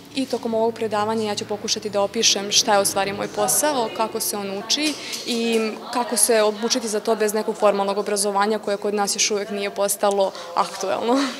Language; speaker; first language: Serbian; native; Serbian